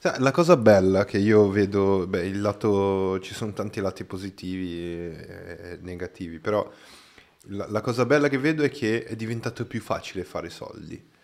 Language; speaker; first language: Italian; non-native, fluent; Portuguese